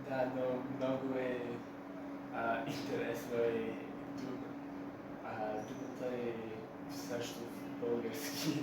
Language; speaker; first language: Bulgarian; non-native, learner; English